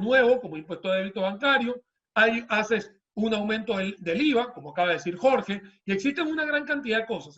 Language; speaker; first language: Spanish; native; Spanish